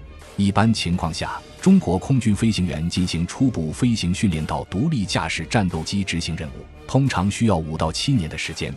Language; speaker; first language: Chinese; native; Chinese